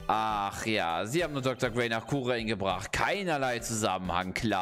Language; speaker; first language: German; native; German